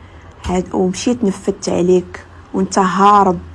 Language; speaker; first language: Arabic; native; Arabic